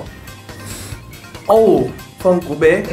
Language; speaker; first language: Vietnamese; non-native, fluent; Korean